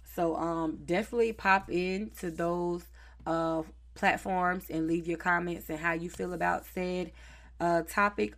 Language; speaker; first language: English; native; English